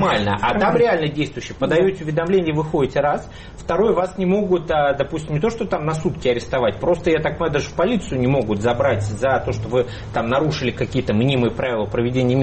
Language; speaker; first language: Russian; native; Russian